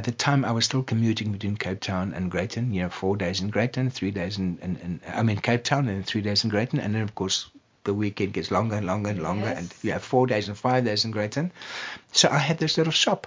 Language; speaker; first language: English; non-native, local second language; Afrikaans